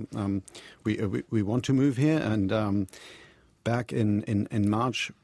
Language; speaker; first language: English; non-native, fluent; German